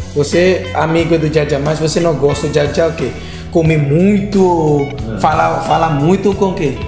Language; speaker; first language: Portuguese; non-native, learner; Indonesian